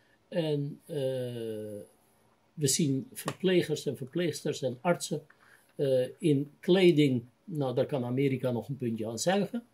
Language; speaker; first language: Dutch; native; Dutch